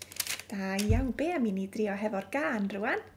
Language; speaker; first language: Welsh; native; Welsh